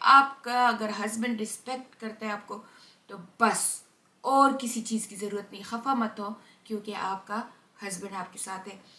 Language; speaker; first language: Hindi; non-native, local second language; Pashto